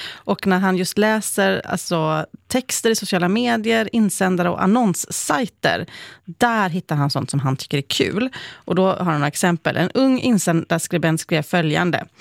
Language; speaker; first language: Swedish; native; Swedish